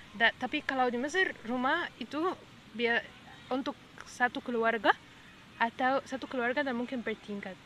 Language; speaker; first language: Indonesian; non-native, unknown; Arabic